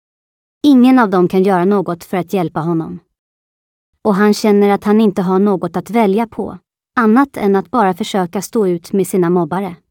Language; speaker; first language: Swedish; native; Swedish